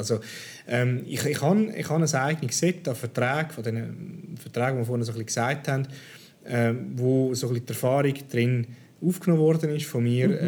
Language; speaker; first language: German; native; German